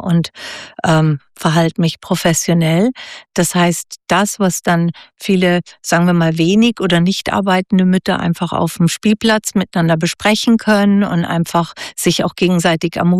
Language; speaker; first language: German; native; German